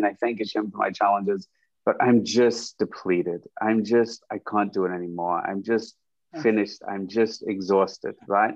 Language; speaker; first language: English; native; English